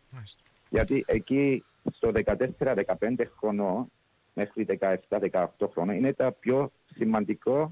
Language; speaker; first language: Greek; early bilingual, heritage; English